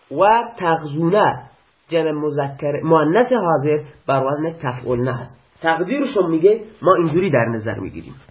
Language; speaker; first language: Persian; native; Persian